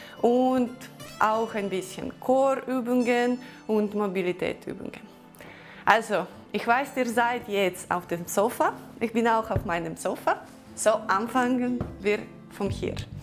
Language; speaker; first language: German; non-native, learner; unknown